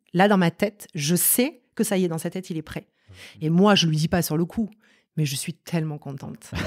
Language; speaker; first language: French; native; French